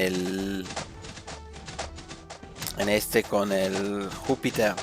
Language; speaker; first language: Spanish; non-native, fluent; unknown